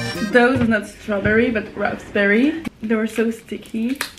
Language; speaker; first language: English; non-native, fluent; French